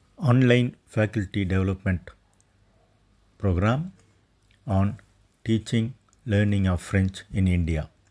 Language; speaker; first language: English; non-native, local second language; Tamil